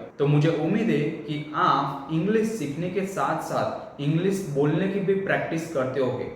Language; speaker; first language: Hindi; non-native, local second language; Gujarati